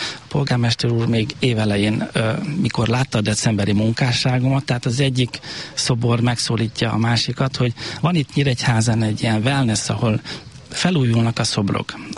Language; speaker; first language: Hungarian; native; Hungarian